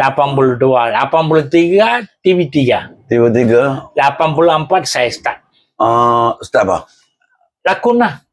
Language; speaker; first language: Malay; non-native, local second language; Tamil